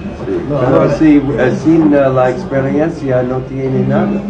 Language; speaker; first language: Spanish; non-native, learner; English